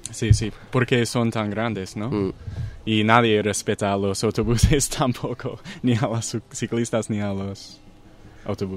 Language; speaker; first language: Spanish; non-native, fluent; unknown